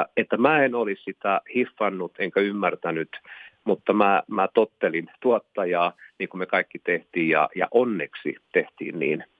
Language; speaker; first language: Finnish; non-native, local second language; Swedish